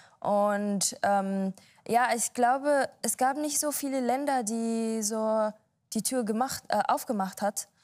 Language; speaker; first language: German; non-native, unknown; Arabic